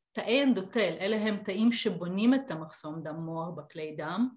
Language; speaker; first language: Hebrew; native; Hebrew